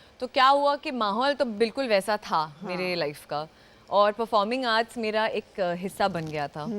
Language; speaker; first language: Hindi; non-native, local second language; Gujarati